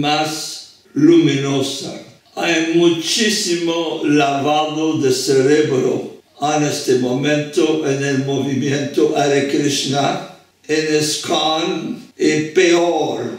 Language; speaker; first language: Spanish; non-native, fluent; French